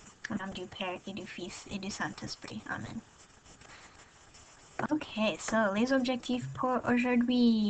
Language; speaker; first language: French; non-native, fluent; English